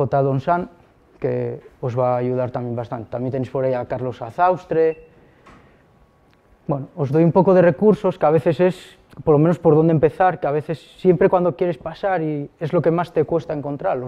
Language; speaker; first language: Spanish; native; Spanish